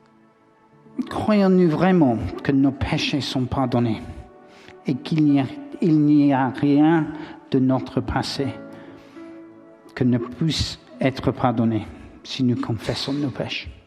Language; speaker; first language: French; non-native, learner; English